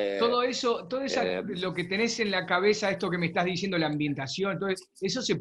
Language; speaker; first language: Spanish; native; Spanish